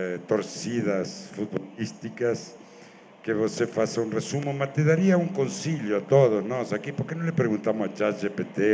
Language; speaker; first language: Portuguese; non-native, fluent; Spanish